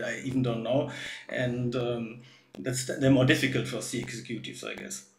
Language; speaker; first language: English; non-native, fluent; German